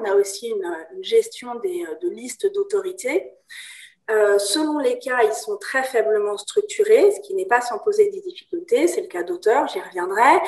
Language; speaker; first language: French; native; French